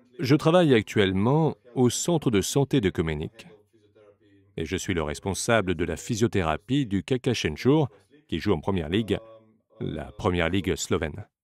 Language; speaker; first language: French; non-native, fluent; Slovenian